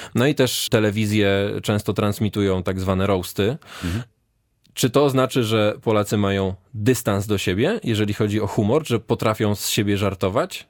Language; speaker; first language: Polish; native; Polish